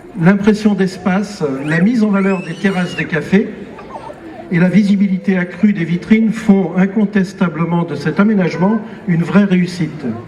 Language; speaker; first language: French; native; French